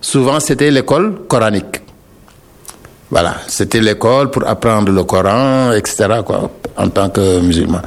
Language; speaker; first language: French; non-native, local second language; Wolof